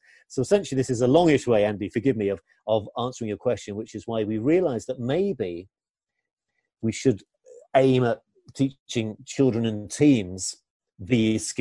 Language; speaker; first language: English; native; English